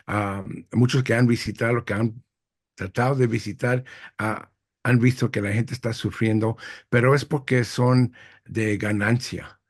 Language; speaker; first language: Spanish; early bilingual, heritage; English